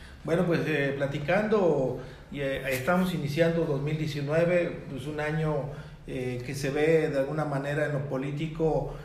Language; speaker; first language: Spanish; native; Spanish